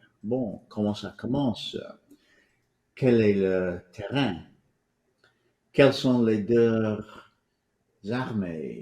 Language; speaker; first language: French; non-native, fluent; English